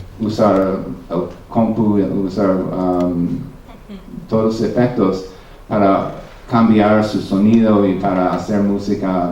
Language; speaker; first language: Spanish; non-native, fluent; English